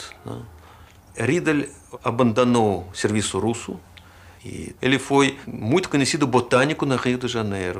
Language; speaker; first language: Portuguese; non-native, fluent; Russian